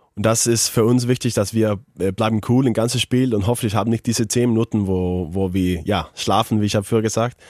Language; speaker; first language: German; non-native, learner; Faroese